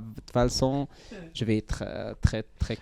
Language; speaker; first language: French; non-native, learner; Central Atlas Tamazight